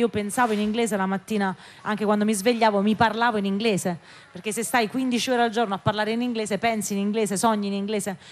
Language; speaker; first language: Italian; native; Italian